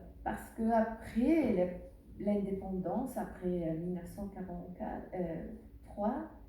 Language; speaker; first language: French; non-native, learner; Arabic